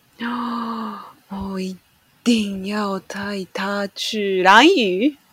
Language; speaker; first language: Chinese; non-native, learner; Japanese